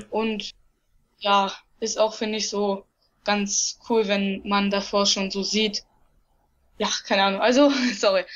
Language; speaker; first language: German; native; German